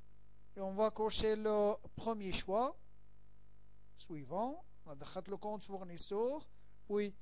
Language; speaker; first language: French; non-native, local second language; Arabic